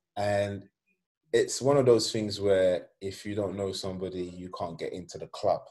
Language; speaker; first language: English; non-native, fluent; Swedish